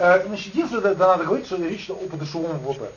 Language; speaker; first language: Russian; native; Russian